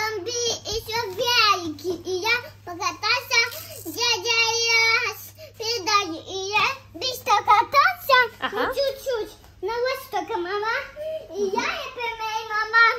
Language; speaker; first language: Russian; early bilingual, heritage; Russian